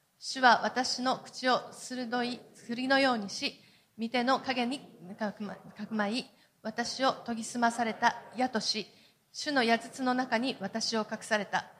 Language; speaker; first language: Japanese; native; Japanese